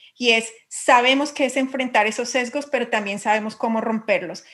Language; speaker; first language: Spanish; native; Spanish